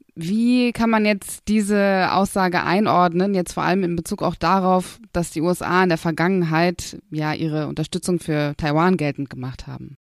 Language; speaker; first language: German; native; German